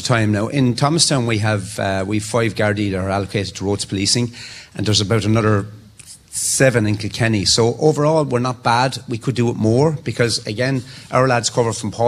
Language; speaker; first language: English; native; English